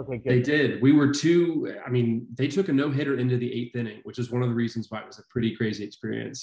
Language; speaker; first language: English; native; English